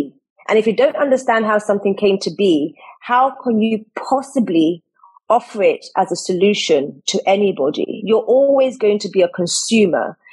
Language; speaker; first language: English; native; English